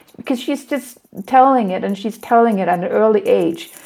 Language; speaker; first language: English; non-native, fluent; Danish